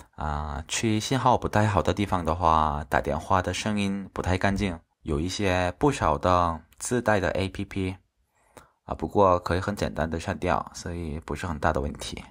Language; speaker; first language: Chinese; non-native, fluent; Korean